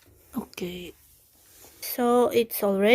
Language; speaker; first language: English; non-native, local second language; Filipino